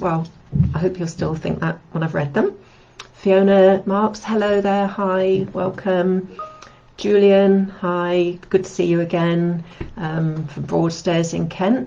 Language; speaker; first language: English; native; English